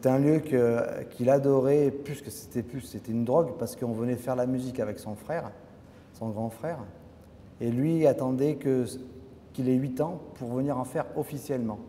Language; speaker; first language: French; native; French